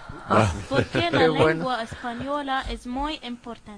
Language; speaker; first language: Spanish; non-native, learner; Arabic